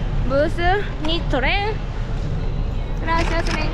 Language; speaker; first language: Spanish; non-native, learner; Japanese